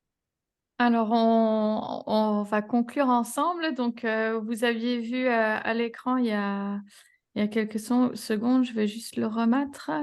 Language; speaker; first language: French; native; French